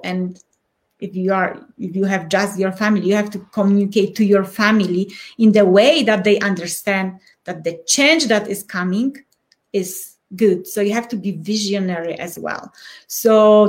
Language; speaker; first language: English; non-native, fluent; Polish